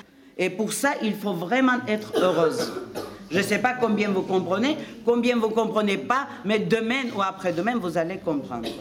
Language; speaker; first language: French; non-native, fluent; Armenian